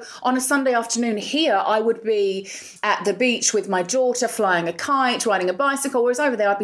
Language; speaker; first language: English; native; English